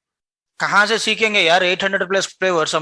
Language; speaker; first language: Hindi; non-native, local second language; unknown